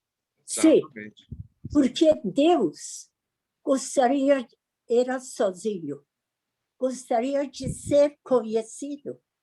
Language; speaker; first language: Portuguese; non-native, learner; Persian